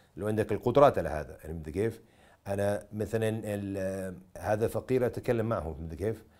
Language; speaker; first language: Arabic; non-native, fluent; English